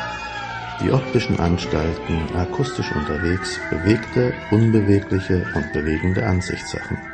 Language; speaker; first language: German; native; German